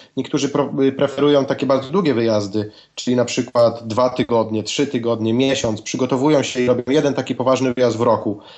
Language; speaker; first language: Polish; native; Polish